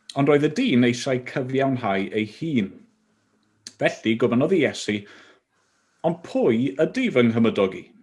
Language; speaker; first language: Welsh; native; Welsh